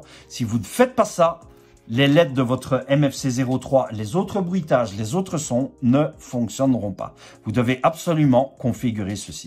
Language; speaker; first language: French; native; French